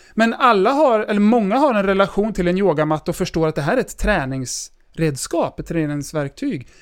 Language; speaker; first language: Swedish; native; Swedish